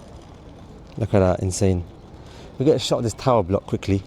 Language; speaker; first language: English; native; English